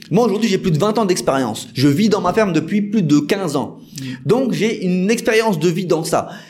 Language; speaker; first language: French; native; French